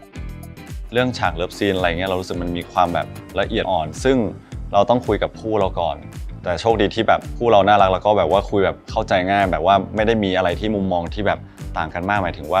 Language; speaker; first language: Thai; native; Thai